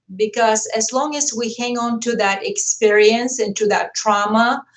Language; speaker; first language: English; non-native, fluent; Bulgarian